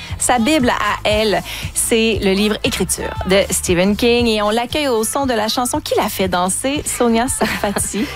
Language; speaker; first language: French; native; French